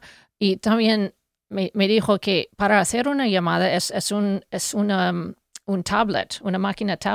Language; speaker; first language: Spanish; non-native, fluent; English